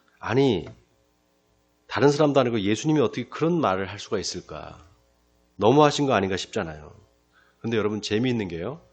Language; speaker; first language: Korean; native; Korean